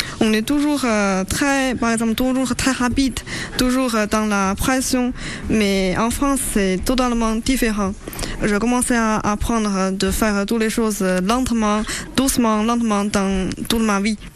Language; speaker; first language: French; non-native, learner; Chinese